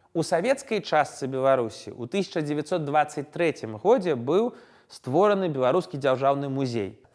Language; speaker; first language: Belarusian; non-native, local second language; Russian